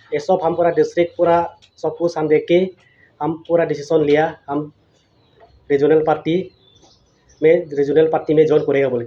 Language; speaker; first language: Hindi; non-native, local second language; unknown